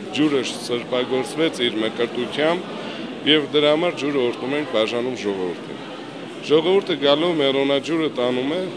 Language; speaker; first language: Armenian; native; Armenian